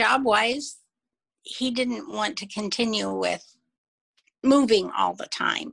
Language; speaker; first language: English; native; English